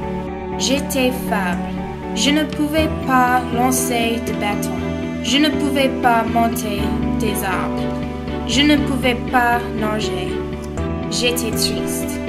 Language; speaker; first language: French; non-native, learner; English